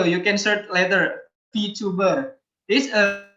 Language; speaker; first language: English; non-native, learner; Indonesian